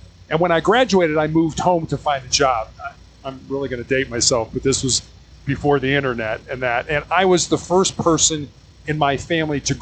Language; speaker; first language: English; native; English